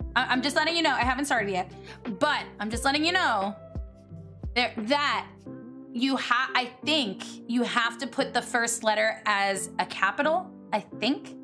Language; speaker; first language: English; native; English